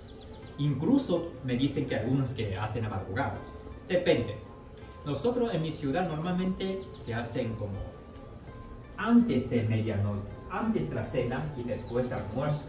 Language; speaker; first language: Spanish; non-native, fluent; Chinese